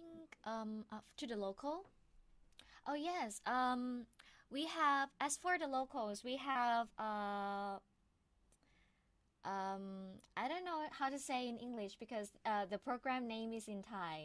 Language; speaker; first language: English; non-native, fluent; Thai